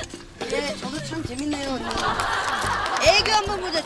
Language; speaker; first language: Korean; native; Korean